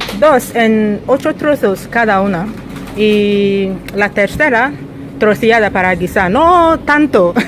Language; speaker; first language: Spanish; non-native, fluent; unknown